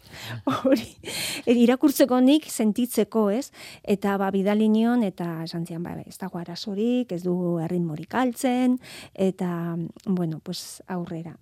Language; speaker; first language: Basque; native; Basque